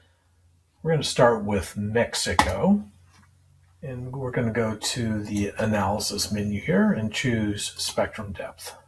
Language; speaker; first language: English; native; English